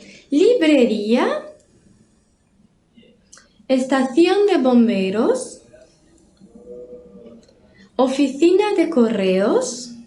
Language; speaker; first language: Spanish; non-native, fluent; Portuguese